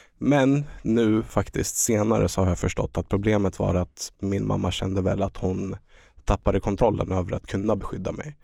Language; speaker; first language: Swedish; early bilingual, other home language; Estonian